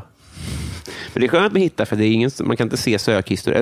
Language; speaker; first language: Swedish; native; Swedish